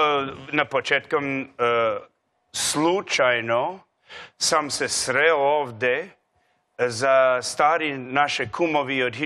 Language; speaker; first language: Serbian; non-native, learner; English